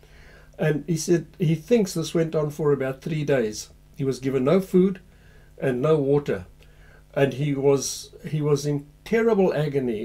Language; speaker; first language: English; native; English